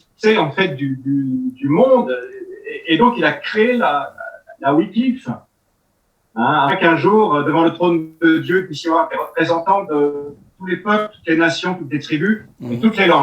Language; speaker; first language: French; native; French